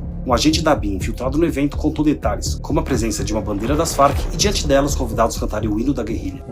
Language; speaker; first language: Portuguese; native; Portuguese